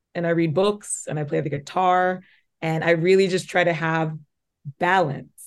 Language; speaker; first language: English; native; English